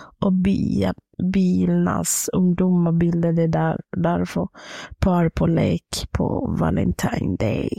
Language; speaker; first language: Swedish; non-native, fluent; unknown